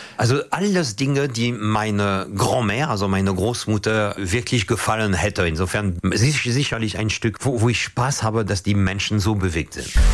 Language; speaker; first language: German; non-native, fluent; French